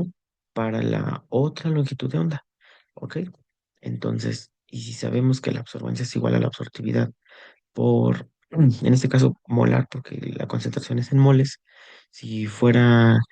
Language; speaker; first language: Spanish; native; Spanish